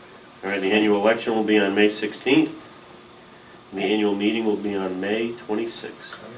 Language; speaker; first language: English; native; English